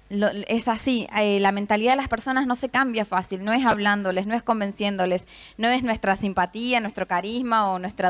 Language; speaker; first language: Spanish; native; Spanish